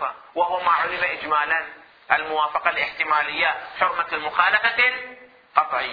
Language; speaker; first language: Arabic; native; Arabic